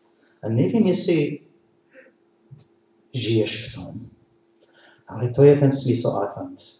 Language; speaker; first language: Czech; non-native, learner; English